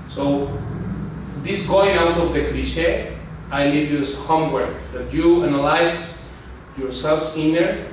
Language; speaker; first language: English; non-native, fluent; Spanish